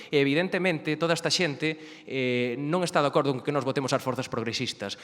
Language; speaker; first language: Galician; native; Galician